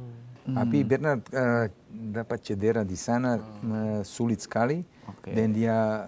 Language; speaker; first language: Indonesian; non-native, fluent; Serbian